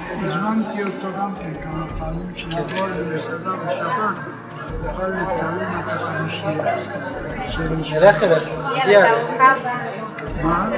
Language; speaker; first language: Hebrew; non-native, fluent; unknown